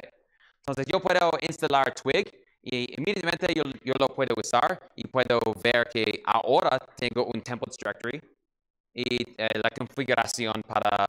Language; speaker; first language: Spanish; non-native, learner; English